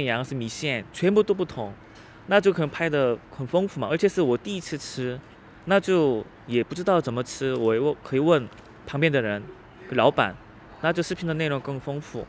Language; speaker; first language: Chinese; non-native, fluent; Korean